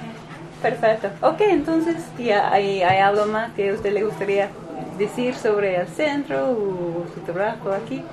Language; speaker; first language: Spanish; non-native, fluent; English